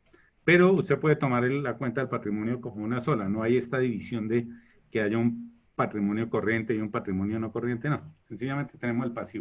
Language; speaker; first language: Spanish; native; Spanish